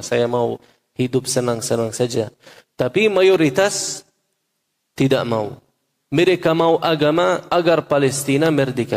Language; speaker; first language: Indonesian; non-native, fluent; Arabic